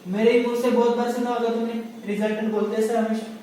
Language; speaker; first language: Hindi; non-native, local second language; Marathi